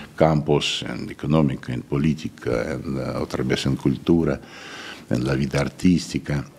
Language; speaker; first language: Spanish; non-native, fluent; Russian